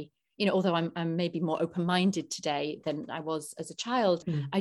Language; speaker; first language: English; native; English